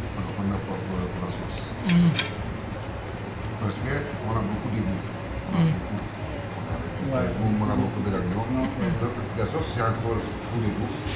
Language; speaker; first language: French; non-native, learner; Italian